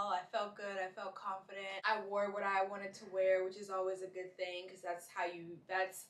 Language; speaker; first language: English; native; English